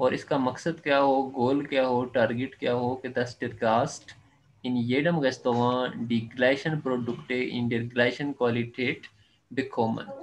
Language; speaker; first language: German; non-native, fluent; Urdu